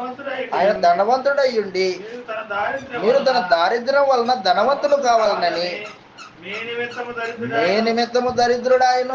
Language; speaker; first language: Telugu; native; Telugu